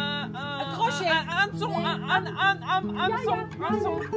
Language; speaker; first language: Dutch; early bilingual, heritage; Dutch